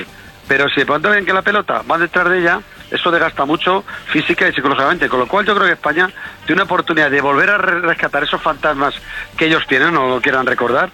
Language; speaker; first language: Spanish; native; Spanish